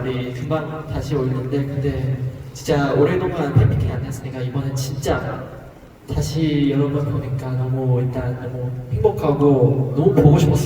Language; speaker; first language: Korean; non-native, learner; Chinese